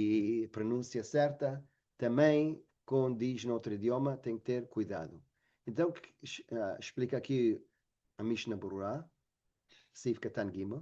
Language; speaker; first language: Portuguese; non-native, fluent; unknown